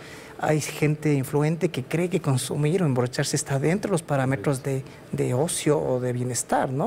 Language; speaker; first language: Spanish; native; Spanish